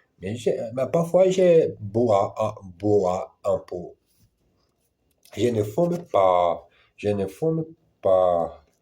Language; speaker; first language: French; non-native, learner; Portuguese